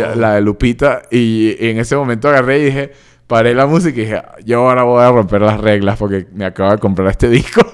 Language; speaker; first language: Spanish; native; Spanish